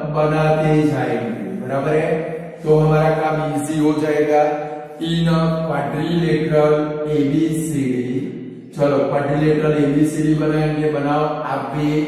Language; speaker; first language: Hindi; non-native, local second language; Gujarati